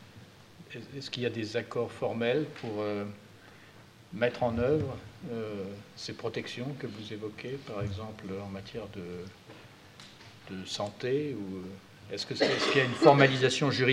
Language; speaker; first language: French; native; French